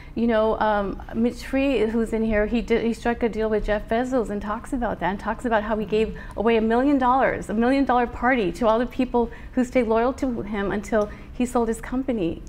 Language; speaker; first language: English; native; English